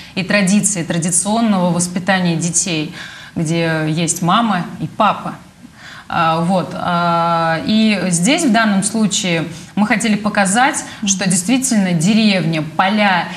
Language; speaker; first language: Russian; native; Russian